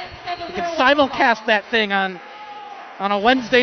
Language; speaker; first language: English; native; English